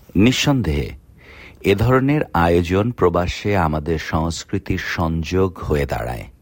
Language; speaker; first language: Bangla; native; Bangla